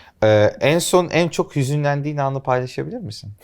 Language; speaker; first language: Turkish; native; Turkish